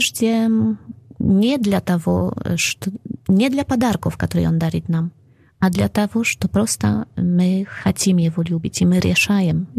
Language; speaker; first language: Russian; non-native, fluent; Polish